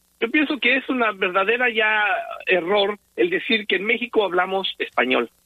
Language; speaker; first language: Spanish; native; Spanish